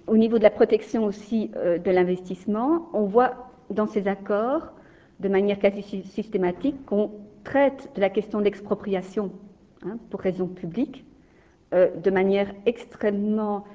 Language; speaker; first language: French; native; French